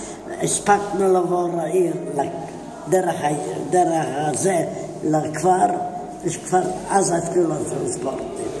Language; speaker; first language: Hebrew; non-native, fluent; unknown